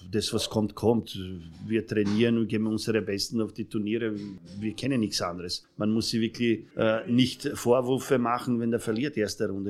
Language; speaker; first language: German; non-native, fluent; Serbian